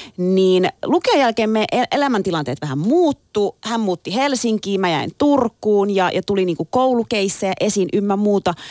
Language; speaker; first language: Finnish; early bilingual, other home language; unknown